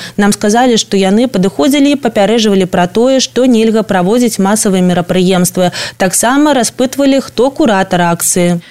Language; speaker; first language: Belarusian; non-native, local second language; Russian